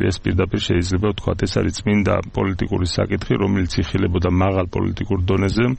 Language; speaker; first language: Georgian; native; Georgian